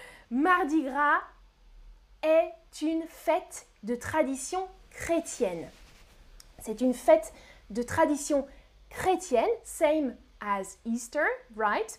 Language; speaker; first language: French; native; French